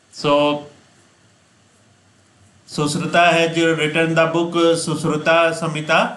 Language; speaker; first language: English; non-native, local second language; Hindi